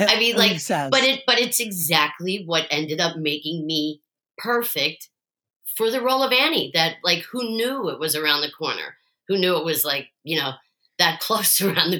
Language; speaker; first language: English; native; English